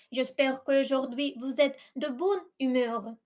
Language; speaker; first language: French; non-native, fluent; Ukrainian